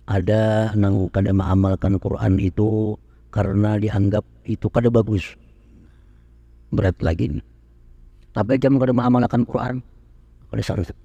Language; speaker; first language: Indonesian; non-native, local second language; Banjar